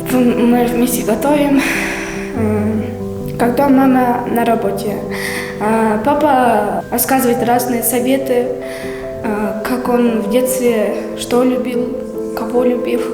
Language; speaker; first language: Russian; non-native, local second language; Kyrgyz